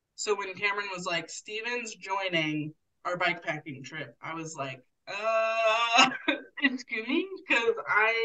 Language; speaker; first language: English; native; English